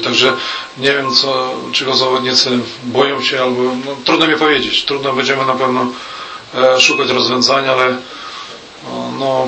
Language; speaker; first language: Polish; non-native, fluent; Russian